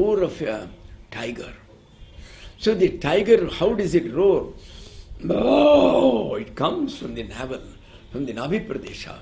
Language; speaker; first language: English; non-native, local second language; Tamil